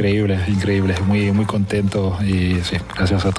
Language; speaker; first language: Spanish; non-native, fluent; French